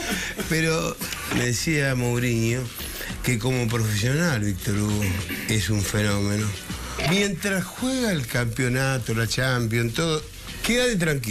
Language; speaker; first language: Spanish; native; Spanish